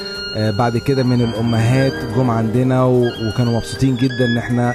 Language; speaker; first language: Arabic; native; Arabic